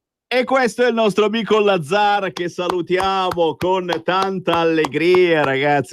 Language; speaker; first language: Italian; native; Italian